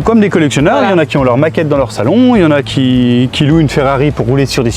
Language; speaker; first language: French; native; French